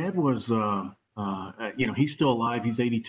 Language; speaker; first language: English; native; English